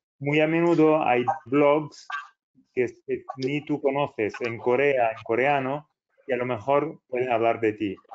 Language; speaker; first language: Spanish; non-native, fluent; Italian